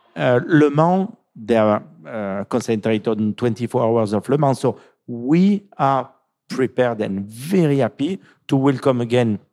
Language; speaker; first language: English; non-native, fluent; French